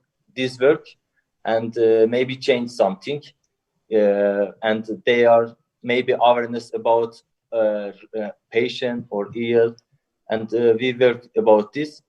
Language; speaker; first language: English; non-native, learner; Turkish